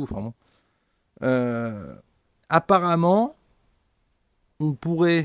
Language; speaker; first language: French; native; French